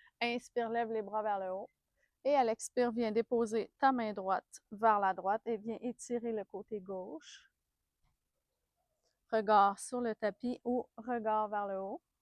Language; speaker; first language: French; native; French